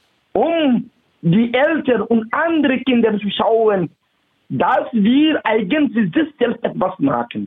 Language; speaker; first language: German; non-native, fluent; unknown